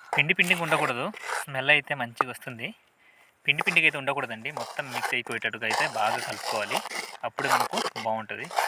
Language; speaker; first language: Telugu; native; Telugu